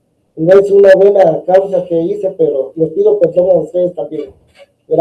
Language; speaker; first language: Spanish; native; Spanish